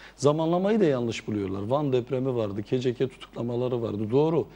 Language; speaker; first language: Turkish; non-native, local second language; Zaza